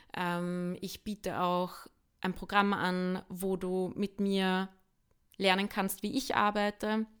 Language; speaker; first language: German; early bilingual, other home language; Bosnian